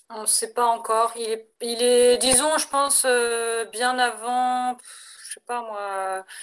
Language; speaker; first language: French; native; French